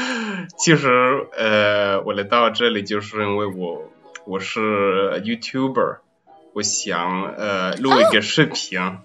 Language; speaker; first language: Chinese; non-native, fluent; Spanish